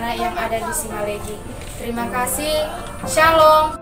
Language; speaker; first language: Indonesian; non-native, local second language; Nias